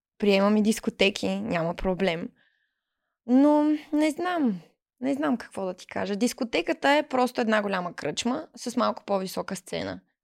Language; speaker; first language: Bulgarian; early bilingual, heritage; Bulgarian